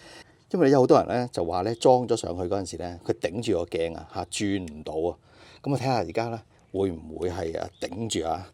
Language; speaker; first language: Cantonese; native; Cantonese